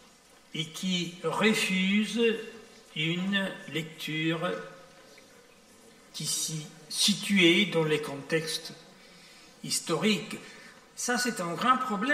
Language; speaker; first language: French; non-native, fluent; Italian